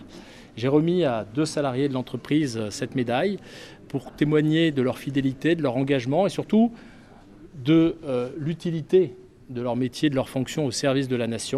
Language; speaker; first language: French; native; French